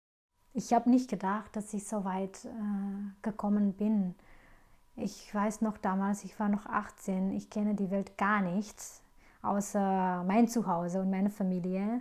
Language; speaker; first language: German; non-native, fluent; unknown